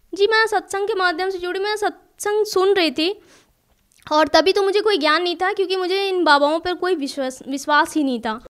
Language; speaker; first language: Hindi; native; Hindi